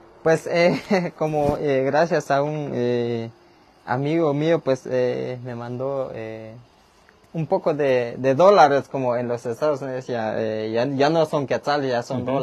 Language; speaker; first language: Spanish; non-native, local second language; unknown